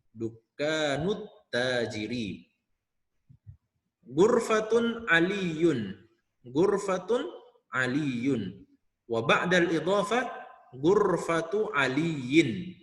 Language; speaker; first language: Arabic; non-native, fluent; Indonesian